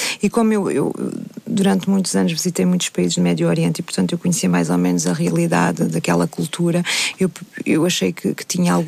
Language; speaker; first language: Portuguese; native; Portuguese